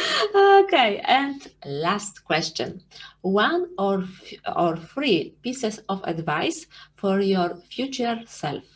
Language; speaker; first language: English; non-native, fluent; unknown